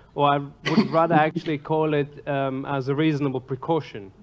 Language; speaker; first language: English; non-native, fluent; Latvian